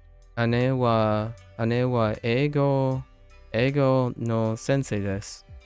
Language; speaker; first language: Japanese; non-native, learner; English